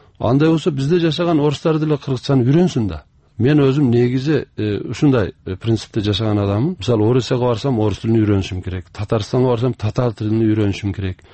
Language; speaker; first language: Kyrgyz; early bilingual, heritage; Kyrgyz